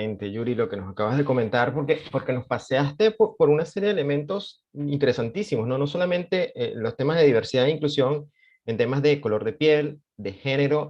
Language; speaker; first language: Spanish; native; Spanish